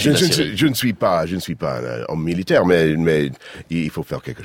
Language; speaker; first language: French; non-native, fluent; English